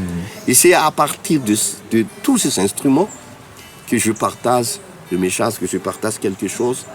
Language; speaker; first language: French; non-native, local second language; Malagasy